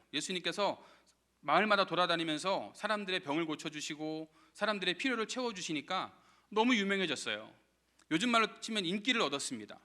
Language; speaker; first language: Korean; native; Korean